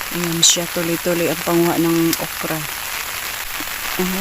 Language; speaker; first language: Filipino; non-native, local second language; Waray